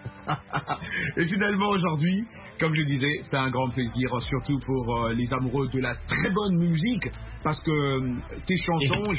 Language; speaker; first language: French; non-native, local second language; Lingala